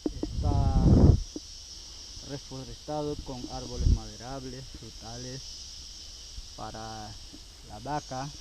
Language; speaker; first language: Spanish; non-native, local second language; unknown